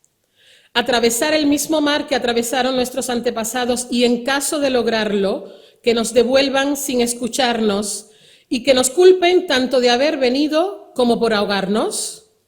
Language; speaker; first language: Spanish; native; Spanish